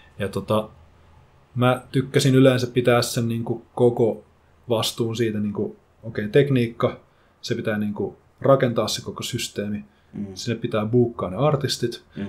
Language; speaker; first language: Finnish; native; Finnish